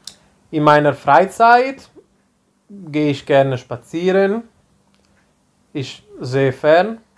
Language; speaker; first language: German; non-native, fluent; Italian